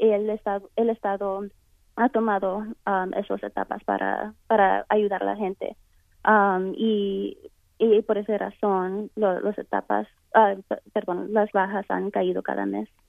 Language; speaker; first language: Spanish; early bilingual, heritage; Spanish